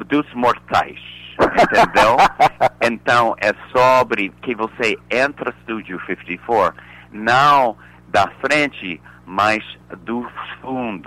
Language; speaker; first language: Portuguese; non-native, fluent; English